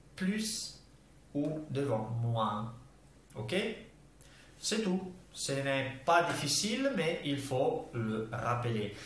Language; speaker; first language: French; non-native, fluent; Italian